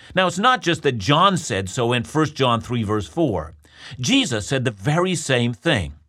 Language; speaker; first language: English; native; English